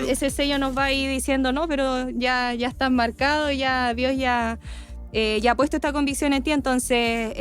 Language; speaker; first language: Spanish; native; Spanish